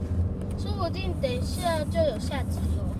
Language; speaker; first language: Chinese; native; Chinese